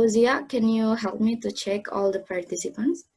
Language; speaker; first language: English; non-native, fluent; Indonesian